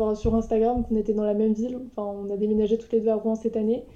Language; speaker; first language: French; native; French